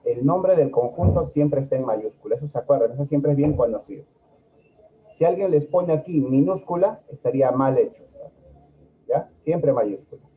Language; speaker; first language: Spanish; native; Spanish